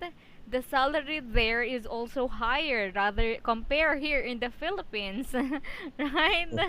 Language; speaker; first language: English; non-native, fluent; Filipino